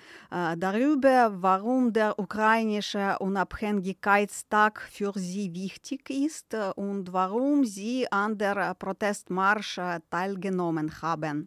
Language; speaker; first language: German; non-native, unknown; Ukrainian